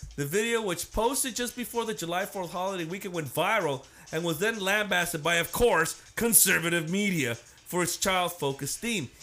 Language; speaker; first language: English; native; English